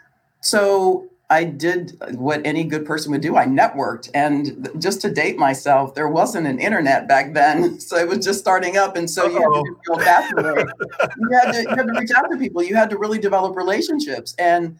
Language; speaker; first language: English; native; English